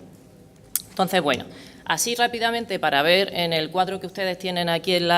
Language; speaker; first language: Spanish; native; Spanish